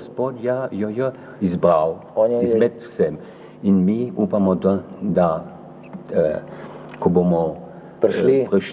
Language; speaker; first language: Slovenian; early bilingual, heritage; French